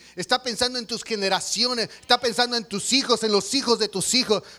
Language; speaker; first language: Spanish; native; Spanish